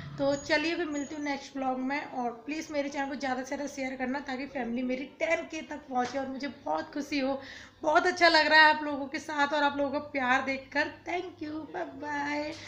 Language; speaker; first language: Hindi; native; Hindi